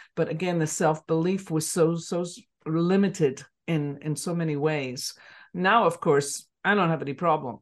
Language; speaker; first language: English; native; English